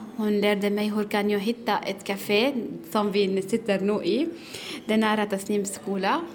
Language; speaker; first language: Swedish; non-native, learner; Arabic